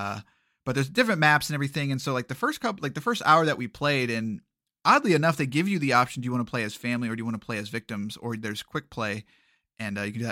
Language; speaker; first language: English; native; English